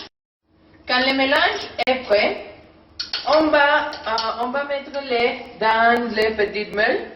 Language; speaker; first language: French; non-native, learner; Spanish